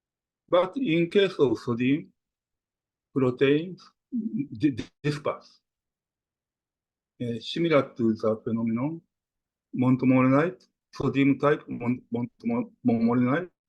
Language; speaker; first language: English; non-native, fluent; Japanese